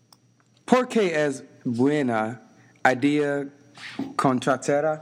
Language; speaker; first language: Spanish; non-native, learner; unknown